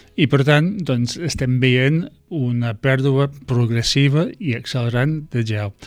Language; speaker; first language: Catalan; non-native, fluent; English